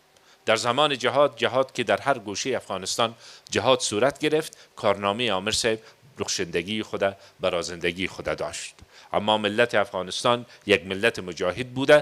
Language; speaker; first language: Persian; native; Persian